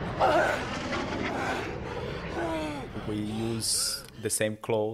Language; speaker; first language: English; non-native, learner; Portuguese